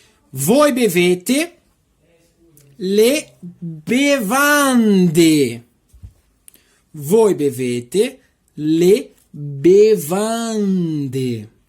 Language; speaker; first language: Italian; non-native, fluent; Portuguese